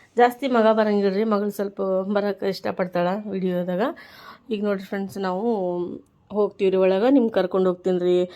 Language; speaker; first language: Kannada; native; Kannada